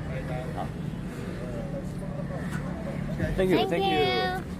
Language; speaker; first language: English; non-native, learner; Chinese